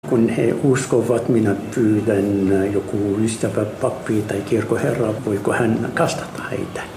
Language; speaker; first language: Finnish; non-native, learner; Arabic